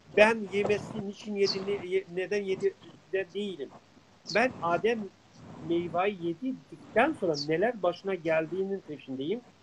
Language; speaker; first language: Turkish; non-native, local second language; Kurdish